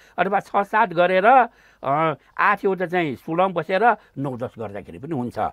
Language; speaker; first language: Nepali; non-native, local second language; Newari